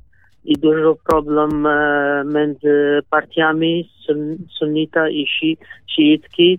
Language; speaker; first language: Polish; non-native, learner; Kurdish